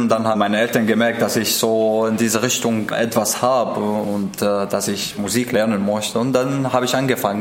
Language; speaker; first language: German; non-native, fluent; Arabic